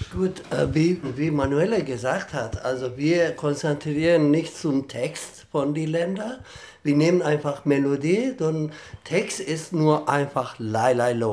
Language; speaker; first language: German; non-native, fluent; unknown